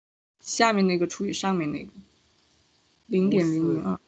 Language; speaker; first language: Chinese; native; Chinese